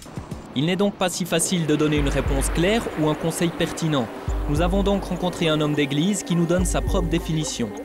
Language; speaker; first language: French; native; French